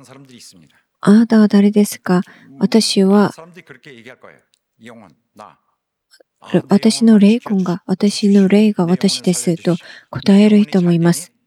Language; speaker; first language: Japanese; non-native, fluent; Korean